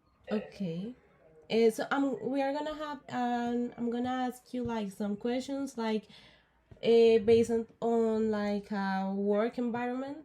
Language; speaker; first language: English; non-native, learner; Spanish